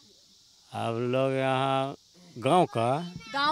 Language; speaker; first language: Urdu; non-native, local second language; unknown